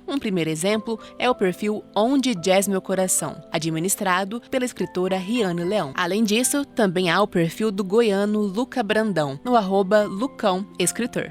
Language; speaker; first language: Portuguese; native; Portuguese